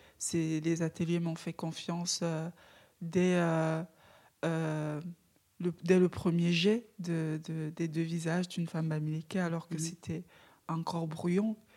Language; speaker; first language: French; native; French